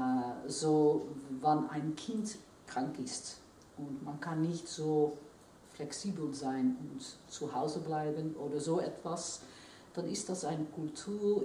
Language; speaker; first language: German; non-native, fluent; Dutch